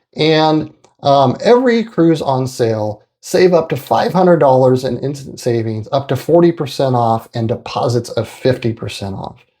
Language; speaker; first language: English; native; English